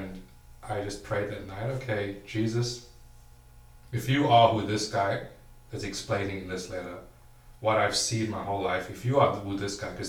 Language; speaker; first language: English; native; English